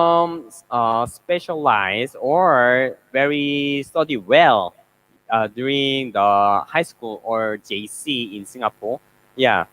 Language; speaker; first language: English; non-native, learner; Korean